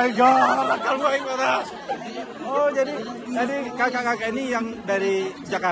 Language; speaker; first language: Indonesian; native; Indonesian